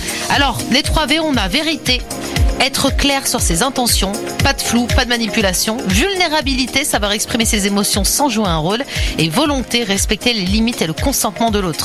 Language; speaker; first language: French; native; French